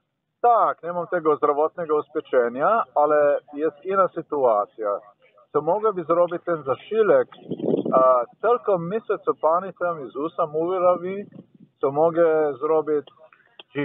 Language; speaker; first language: Polish; non-native, learner; Slovenian